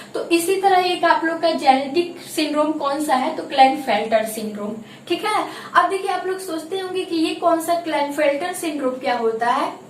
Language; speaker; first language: Hindi; native; Hindi